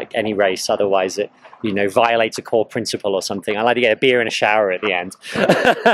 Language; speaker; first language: English; native; English